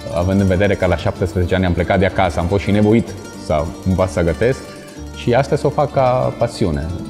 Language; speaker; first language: Romanian; non-native, fluent; Italian